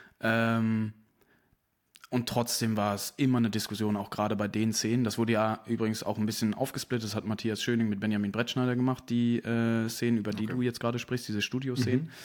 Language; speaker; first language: German; native; German